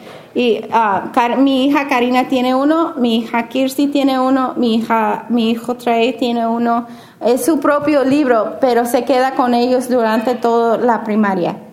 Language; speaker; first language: Spanish; non-native, fluent; English